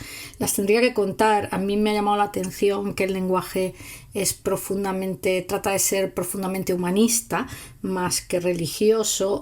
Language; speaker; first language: Spanish; native; Spanish